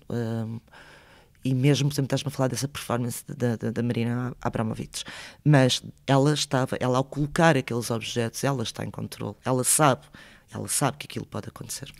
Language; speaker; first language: Portuguese; early bilingual, other home language; Spanish